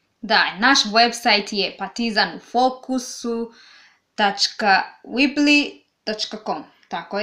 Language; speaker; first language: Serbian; non-native, learner; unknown